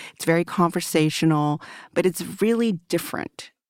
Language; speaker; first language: English; early bilingual, other home language; Chinese